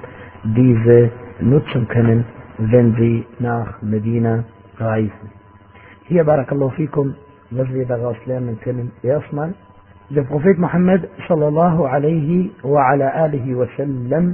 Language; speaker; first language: German; non-native, fluent; Arabic